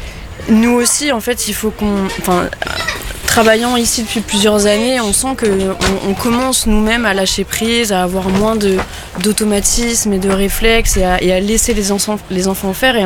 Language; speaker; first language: French; native; French